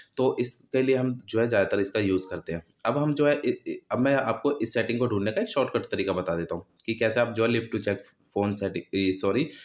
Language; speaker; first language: Hindi; native; Hindi